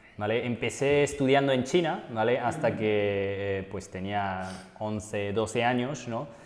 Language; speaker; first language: Spanish; non-native, fluent; Chinese